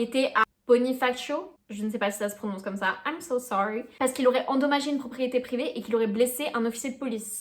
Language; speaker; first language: French; native; French